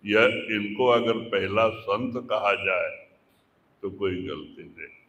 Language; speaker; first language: Hindi; non-native, local second language; Kannada